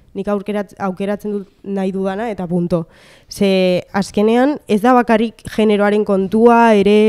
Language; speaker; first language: Basque; native; Basque